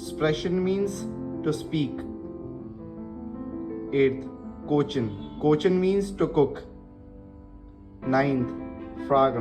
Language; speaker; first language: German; non-native, fluent; Hindi